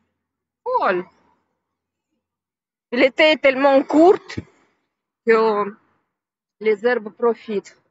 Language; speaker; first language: French; non-native, fluent; Russian